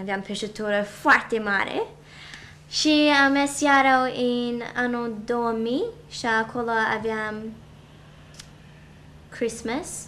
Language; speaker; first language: Romanian; early bilingual, heritage; Romanian